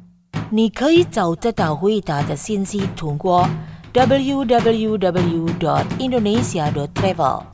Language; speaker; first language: Chinese; non-native, fluent; Indonesian